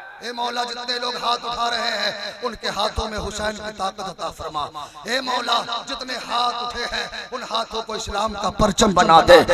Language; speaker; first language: Hindi; non-native, local second language; Urdu